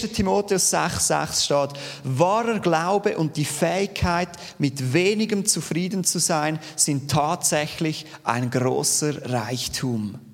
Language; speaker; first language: German; native; German